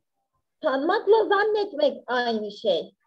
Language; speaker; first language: Turkish; native; Turkish